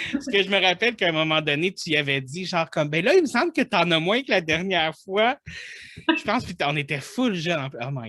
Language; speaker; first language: French; native; French